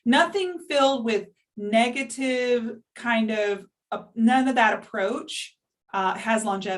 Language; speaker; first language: English; native; English